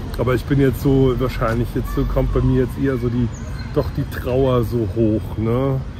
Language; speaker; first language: German; native; German